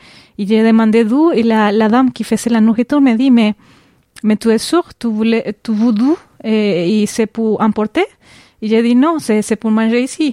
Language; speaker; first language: French; non-native, fluent; Spanish